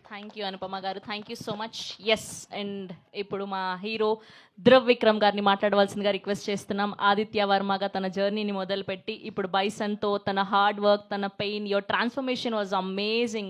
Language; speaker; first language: Telugu; native; Telugu